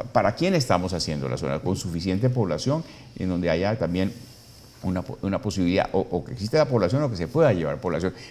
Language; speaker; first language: Spanish; native; Spanish